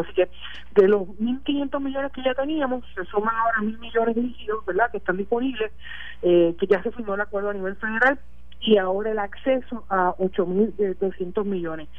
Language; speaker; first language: Spanish; native; Spanish